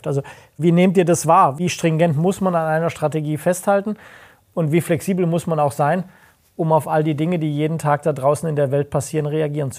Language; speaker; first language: German; native; German